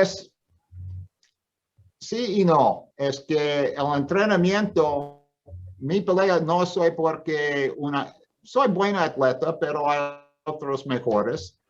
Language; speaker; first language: Spanish; non-native, fluent; English